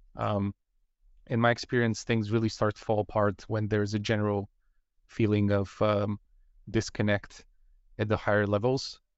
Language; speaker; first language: English; non-native, fluent; Bulgarian